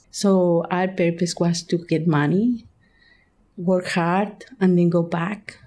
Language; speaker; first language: English; non-native, fluent; Spanish